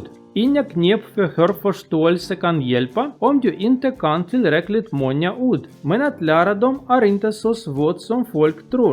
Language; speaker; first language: Swedish; non-native, learner; Russian